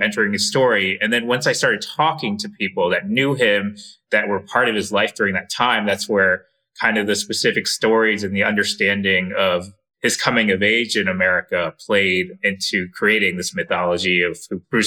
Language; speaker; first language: English; native; English